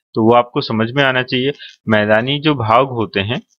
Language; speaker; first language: Hindi; native; Hindi